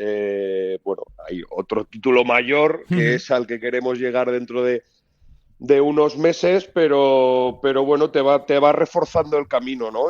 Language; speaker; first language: Spanish; native; Spanish